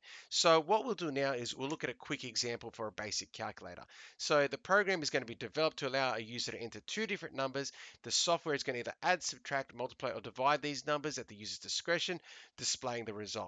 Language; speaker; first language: English; native; English